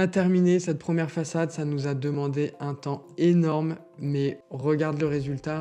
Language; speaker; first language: French; native; French